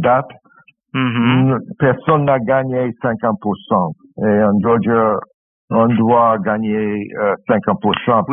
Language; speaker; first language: French; non-native, fluent; English